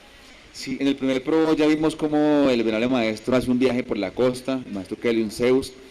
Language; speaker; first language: Spanish; native; Spanish